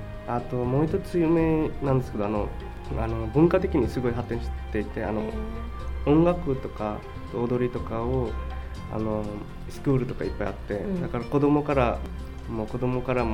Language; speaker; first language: Japanese; non-native, fluent; Bangla